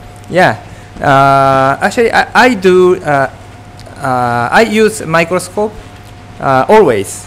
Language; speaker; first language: English; non-native, fluent; Japanese